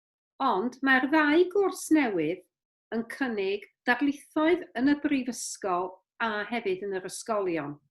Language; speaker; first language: Welsh; native; Welsh